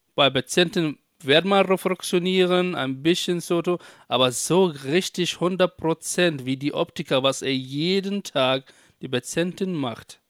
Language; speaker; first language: German; non-native, fluent; Arabic